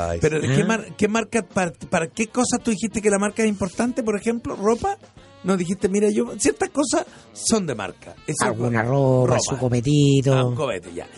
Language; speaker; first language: Spanish; native; Spanish